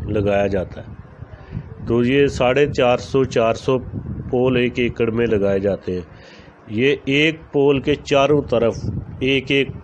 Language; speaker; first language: Urdu; native; Urdu